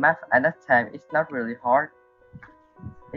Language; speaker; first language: English; non-native, learner; Vietnamese